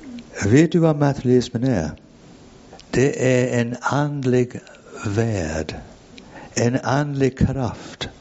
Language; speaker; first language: Swedish; non-native, fluent; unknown